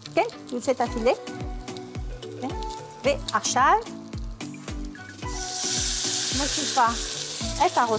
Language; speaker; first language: Hebrew; non-native, fluent; French